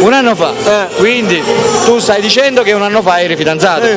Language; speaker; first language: Italian; native; Italian